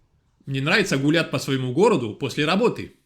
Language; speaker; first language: Russian; non-native, fluent; French